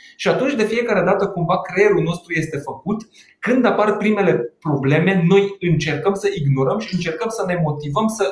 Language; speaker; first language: Romanian; non-native, local second language; Hungarian